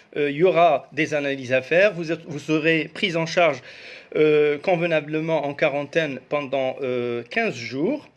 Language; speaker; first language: French; non-native, local second language; Arabic